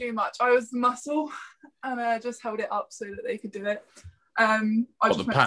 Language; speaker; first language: English; native; English